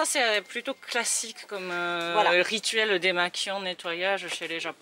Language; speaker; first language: French; non-native, fluent; Japanese